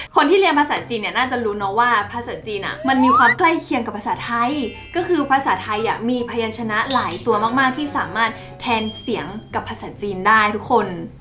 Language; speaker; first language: Thai; native; Thai